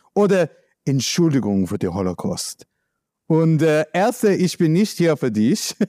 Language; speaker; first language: German; non-native, learner; English